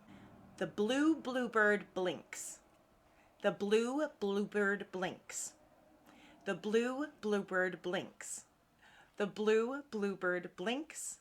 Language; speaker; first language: English; native; English